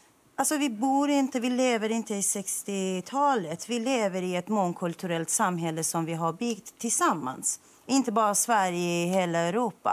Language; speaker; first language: Swedish; non-native, fluent; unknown